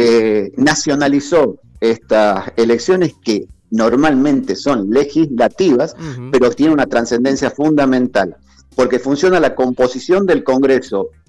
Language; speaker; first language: Spanish; native; Spanish